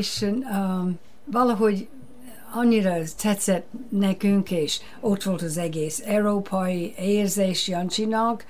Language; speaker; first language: Hungarian; non-native, fluent; English